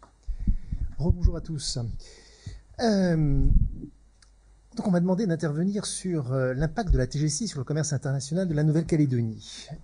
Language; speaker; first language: French; native; French